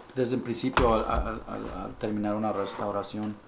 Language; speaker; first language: Spanish; early bilingual, heritage; Spanish